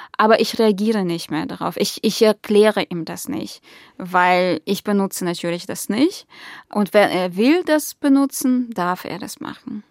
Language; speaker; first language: German; non-native, fluent; Russian